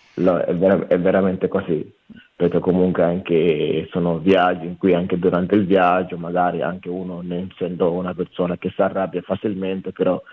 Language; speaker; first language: Italian; non-native, fluent; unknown